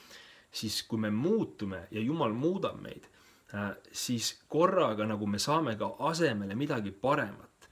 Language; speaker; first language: Estonian; native; Estonian